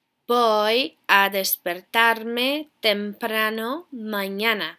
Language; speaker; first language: Spanish; non-native, fluent; English